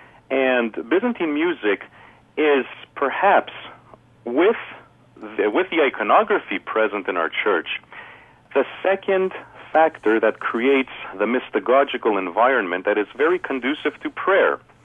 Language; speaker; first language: English; early bilingual, other home language; Greek